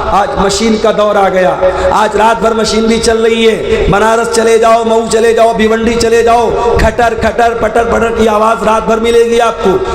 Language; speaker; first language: Urdu; native; Urdu